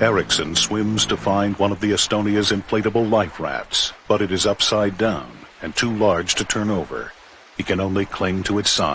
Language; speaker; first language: English; native; English